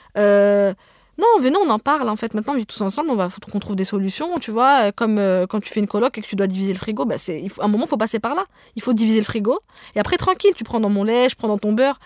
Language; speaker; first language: French; early bilingual, other home language; Arabic